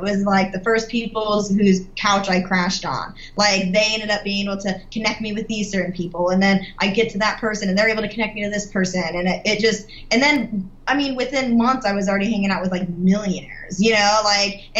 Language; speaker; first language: English; native; English